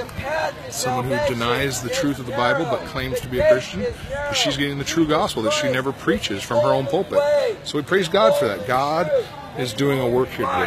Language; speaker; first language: English; native; English